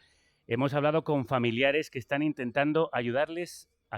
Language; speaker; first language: Spanish; native; Spanish